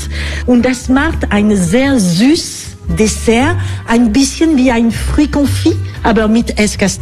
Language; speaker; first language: German; non-native, learner; French